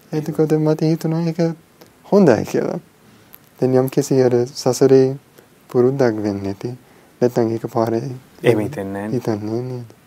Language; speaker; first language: Sinhala; non-native, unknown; English